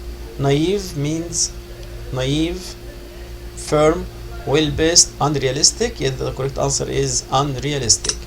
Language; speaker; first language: English; non-native, fluent; Arabic